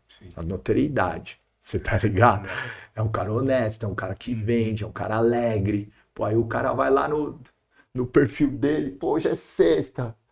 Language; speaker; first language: Portuguese; native; Portuguese